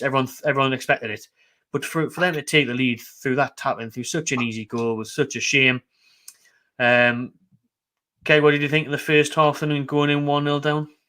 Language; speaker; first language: English; native; English